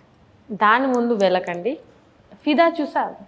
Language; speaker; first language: Telugu; non-native, fluent; Bangla